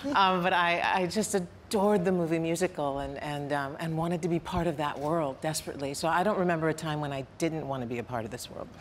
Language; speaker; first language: English; native; English